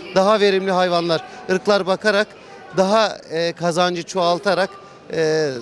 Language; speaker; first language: Turkish; native; Turkish